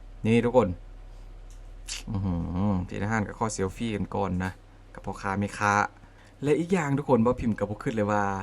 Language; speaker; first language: Thai; non-native, local second language; Northeastern Thai